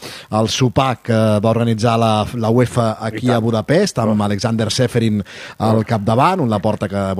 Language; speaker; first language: Catalan; native; Catalan